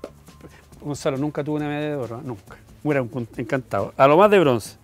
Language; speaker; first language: Spanish; native; Spanish